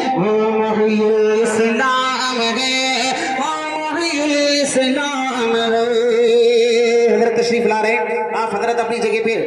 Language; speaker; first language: Urdu; native; Urdu